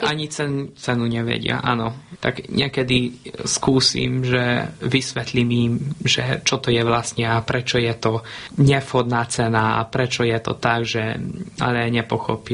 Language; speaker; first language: Slovak; non-native, local second language; Hungarian